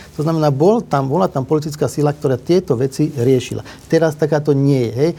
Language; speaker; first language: Slovak; non-native, local second language; Hungarian